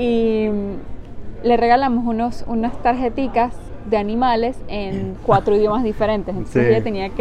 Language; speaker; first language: Spanish; native; Spanish